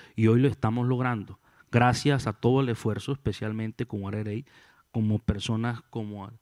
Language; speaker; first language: Spanish; native; Spanish